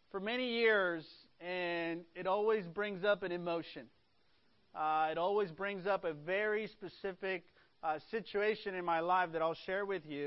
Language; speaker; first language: English; early bilingual, other home language; Spanish